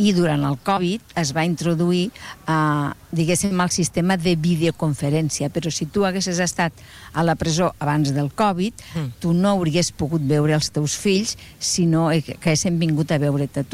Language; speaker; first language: Catalan; native; Catalan